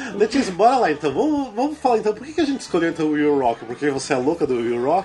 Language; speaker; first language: Portuguese; native; Portuguese